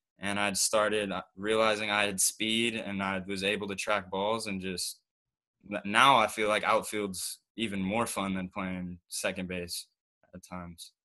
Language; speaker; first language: English; native; English